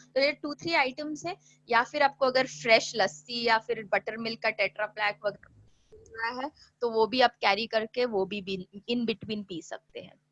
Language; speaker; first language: Hindi; non-native, local second language; Marathi